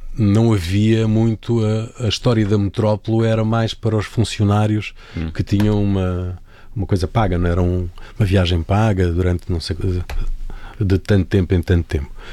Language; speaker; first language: Portuguese; native; Portuguese